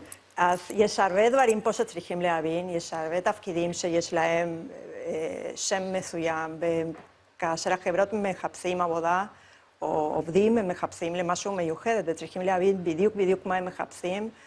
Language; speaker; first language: Hebrew; non-native, fluent; Spanish